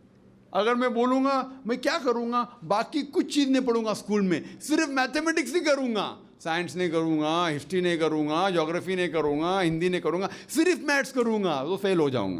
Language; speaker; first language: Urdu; non-native, fluent; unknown